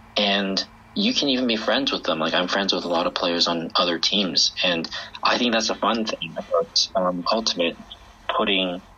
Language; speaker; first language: English; native; English